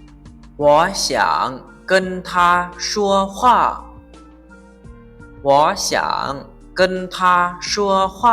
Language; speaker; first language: Chinese; non-native, fluent; Lao